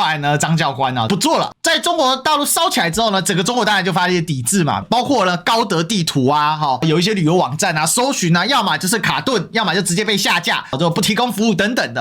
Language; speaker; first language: Chinese; native; Chinese